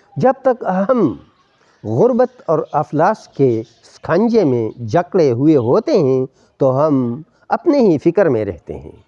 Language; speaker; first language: Urdu; non-native, local second language; Pashto